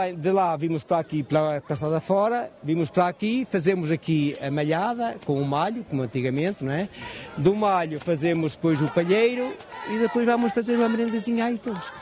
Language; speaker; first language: Portuguese; native; Portuguese